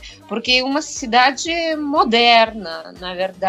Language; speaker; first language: Portuguese; non-native, fluent; Russian